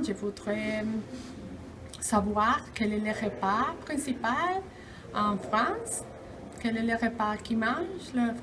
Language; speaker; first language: French; non-native, learner; Spanish